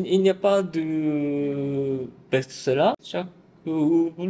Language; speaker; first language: French; non-native, learner; Japanese